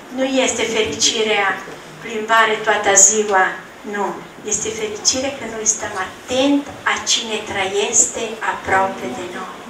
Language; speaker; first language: Romanian; non-native, learner; Italian